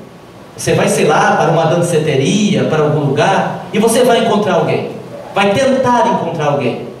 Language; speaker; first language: Portuguese; native; Portuguese